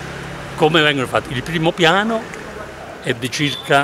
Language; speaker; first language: Italian; native; Italian